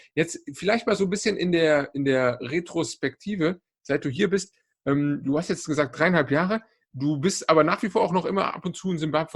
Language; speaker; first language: German; native; German